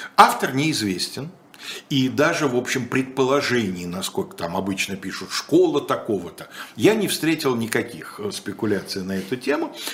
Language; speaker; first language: Russian; native; Russian